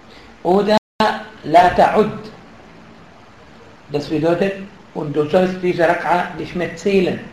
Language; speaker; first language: German; non-native, fluent; Arabic